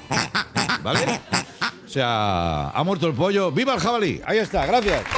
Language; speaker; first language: Spanish; native; Spanish